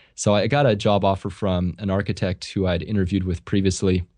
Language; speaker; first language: English; native; English